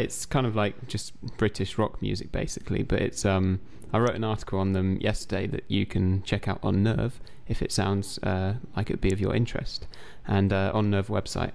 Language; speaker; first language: English; native; English